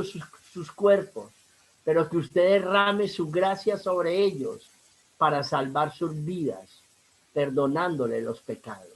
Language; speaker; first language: Spanish; native; Spanish